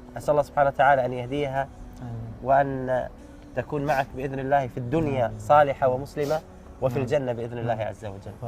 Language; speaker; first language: Arabic; native; Arabic